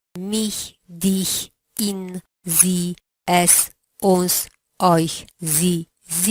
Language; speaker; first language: German; non-native, fluent; Polish